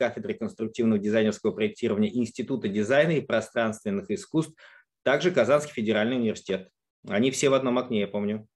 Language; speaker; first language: Russian; native; Russian